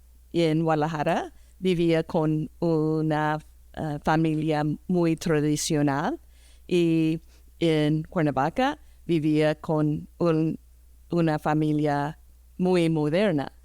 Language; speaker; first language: Spanish; early bilingual, heritage; English